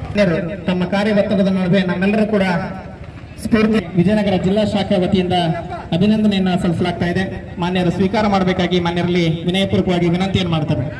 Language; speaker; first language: Kannada; native; Kannada